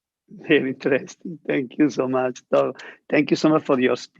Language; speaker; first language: English; non-native, learner; Italian